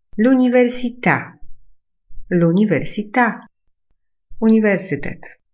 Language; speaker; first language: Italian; non-native, fluent; Polish